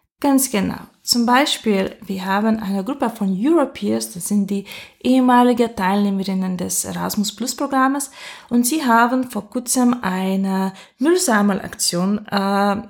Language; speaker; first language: German; non-native, fluent; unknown